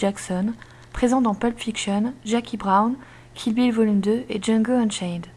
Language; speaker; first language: French; native; French